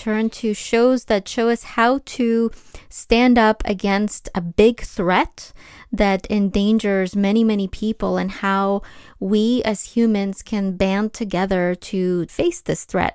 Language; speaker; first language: English; non-native, fluent; Ukrainian